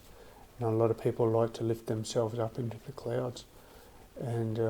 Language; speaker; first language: English; native; English